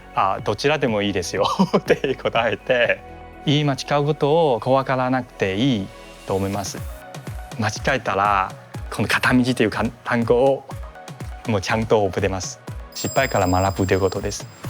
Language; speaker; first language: Japanese; non-native, fluent; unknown